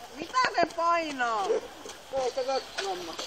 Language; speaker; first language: Finnish; native; Finnish